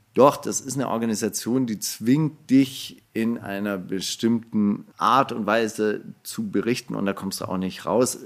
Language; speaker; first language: German; native; German